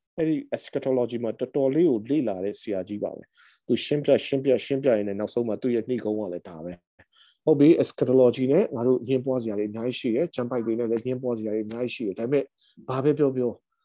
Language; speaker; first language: English; non-native, fluent; Burmese